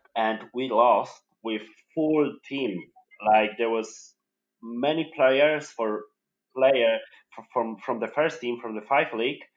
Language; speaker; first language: English; non-native, fluent; Polish